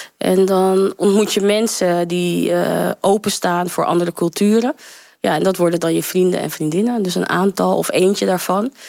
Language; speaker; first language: Dutch; early bilingual, other home language; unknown